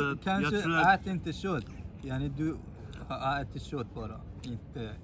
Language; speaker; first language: Swedish; early bilingual, other home language; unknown